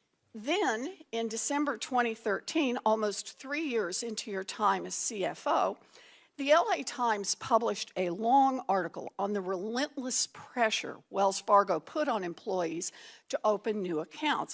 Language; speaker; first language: English; native; English